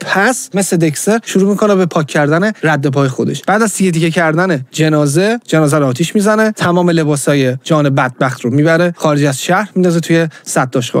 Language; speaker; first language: Persian; native; Persian